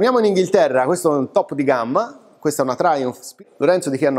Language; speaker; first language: Italian; native; Italian